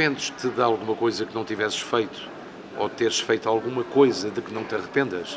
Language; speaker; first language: Portuguese; native; Portuguese